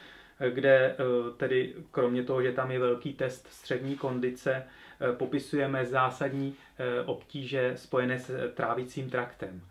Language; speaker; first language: Czech; native; Czech